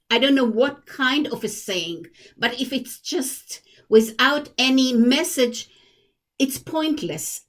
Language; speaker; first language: English; non-native, fluent; Hebrew